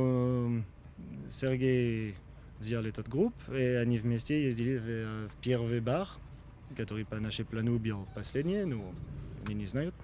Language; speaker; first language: Russian; non-native, learner; French